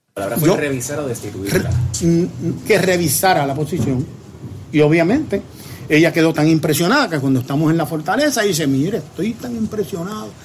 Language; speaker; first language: Spanish; native; Spanish